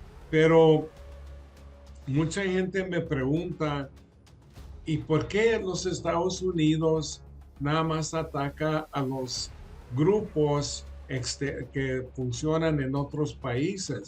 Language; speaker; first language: Spanish; early bilingual, other home language; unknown